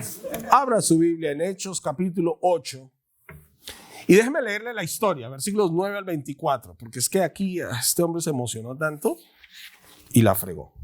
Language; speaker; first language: Spanish; native; Spanish